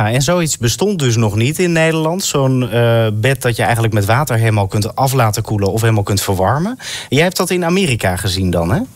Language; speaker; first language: Dutch; native; Dutch